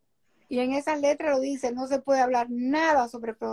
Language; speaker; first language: Spanish; native; Spanish